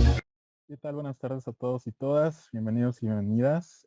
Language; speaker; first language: Spanish; native; Spanish